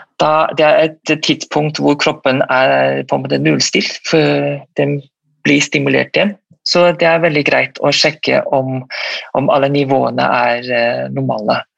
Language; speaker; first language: Norwegian; non-native, fluent; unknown